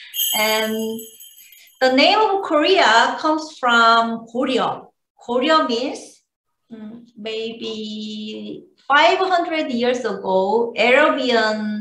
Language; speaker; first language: English; non-native, learner; Korean